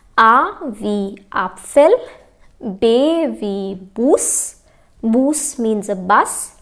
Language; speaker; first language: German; non-native, fluent; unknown